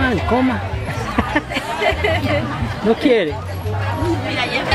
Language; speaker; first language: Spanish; non-native, learner; English